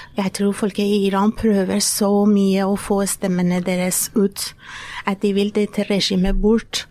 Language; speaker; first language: Norwegian; non-native, fluent; Persian